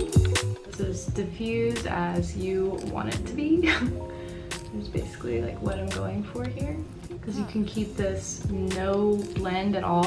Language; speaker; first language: English; native; English